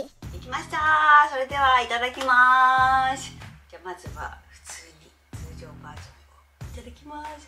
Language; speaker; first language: Japanese; native; Japanese